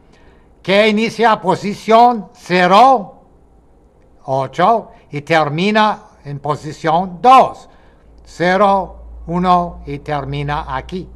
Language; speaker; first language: Spanish; non-native, fluent; English